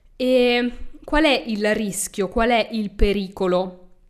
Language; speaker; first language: Italian; native; Italian